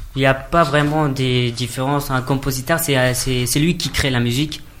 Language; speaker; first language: French; non-native, fluent; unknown